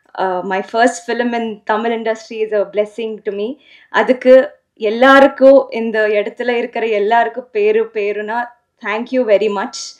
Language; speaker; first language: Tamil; non-native, learner; Telugu